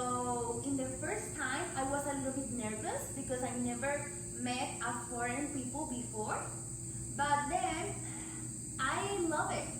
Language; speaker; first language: English; non-native, learner; Spanish